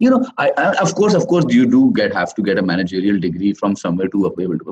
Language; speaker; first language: English; non-native, local second language; Urdu